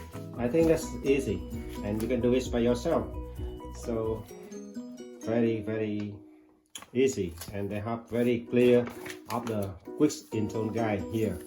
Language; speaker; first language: English; non-native, learner; Vietnamese